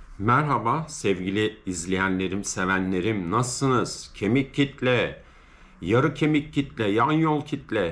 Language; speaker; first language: Turkish; native; Turkish